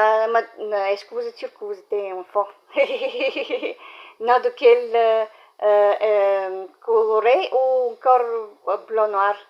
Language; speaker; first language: French; non-native, learner; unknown